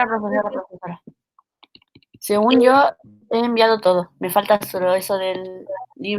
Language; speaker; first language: Spanish; native; Spanish